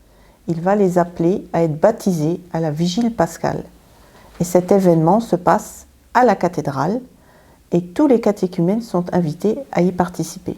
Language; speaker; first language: French; native; French